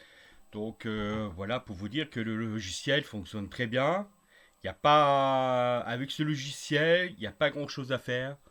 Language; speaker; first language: French; native; French